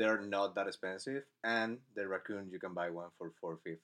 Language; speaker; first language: English; non-native, fluent; Spanish